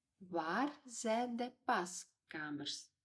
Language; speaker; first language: Dutch; non-native, fluent; Ukrainian